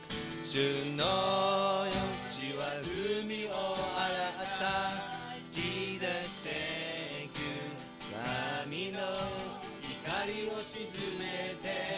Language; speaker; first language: Japanese; native; Japanese